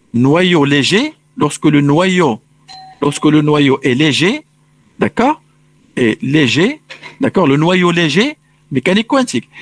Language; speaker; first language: French; non-native, local second language; Arabic